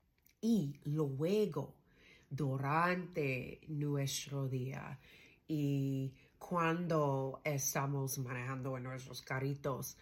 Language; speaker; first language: Spanish; non-native, learner; English